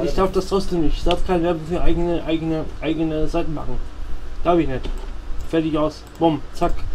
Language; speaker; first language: German; native; German